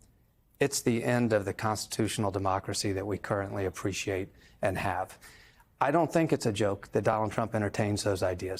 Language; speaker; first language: English; native; English